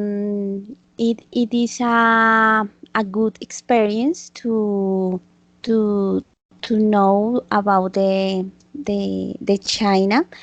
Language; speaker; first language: English; non-native, learner; Spanish